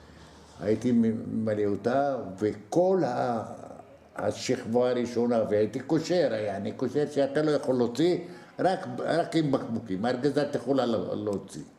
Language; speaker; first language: Hebrew; non-native, fluent; Arabic